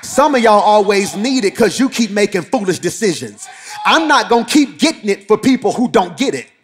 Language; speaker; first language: English; native; English